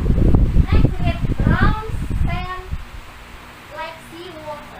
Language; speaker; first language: English; non-native, fluent; Indonesian